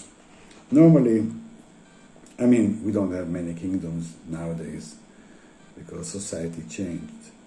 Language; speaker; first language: English; non-native, fluent; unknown